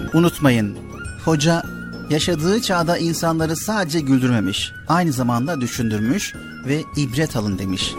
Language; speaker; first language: Turkish; native; Turkish